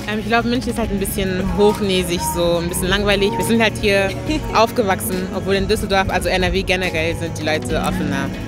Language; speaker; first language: German; native; German